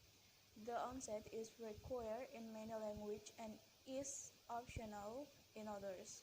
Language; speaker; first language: English; non-native, learner; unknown